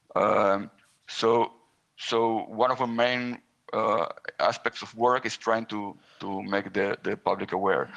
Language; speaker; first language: English; non-native, fluent; Hebrew